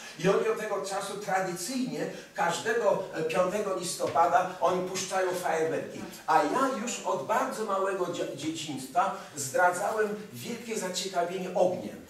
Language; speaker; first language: Polish; early bilingual, heritage; Polish